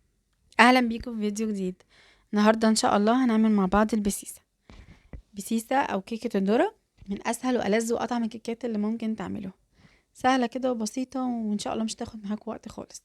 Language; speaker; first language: Arabic; native; Arabic